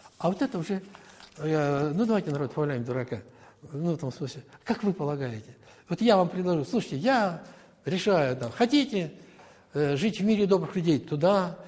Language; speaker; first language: Russian; native; Russian